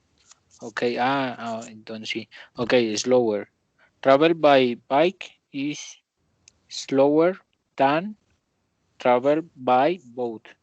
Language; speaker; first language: English; non-native, learner; Spanish